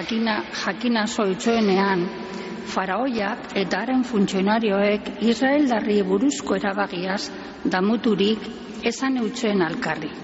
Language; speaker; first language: Basque; native; Basque